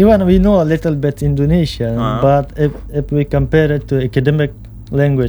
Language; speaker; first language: English; non-native, local second language; Pashto